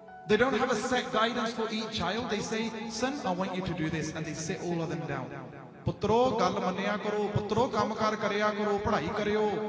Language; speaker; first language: English; early bilingual, other home language; Punjabi